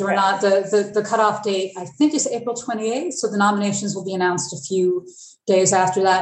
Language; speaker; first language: English; native; English